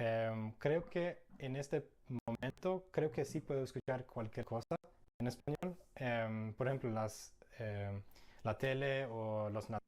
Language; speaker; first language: Spanish; non-native, fluent; English